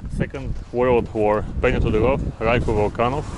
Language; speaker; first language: English; non-native, fluent; Bulgarian